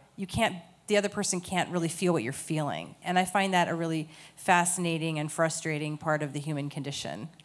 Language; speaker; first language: English; native; English